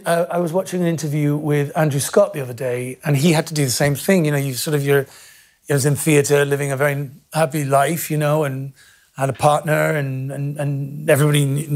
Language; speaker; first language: English; native; English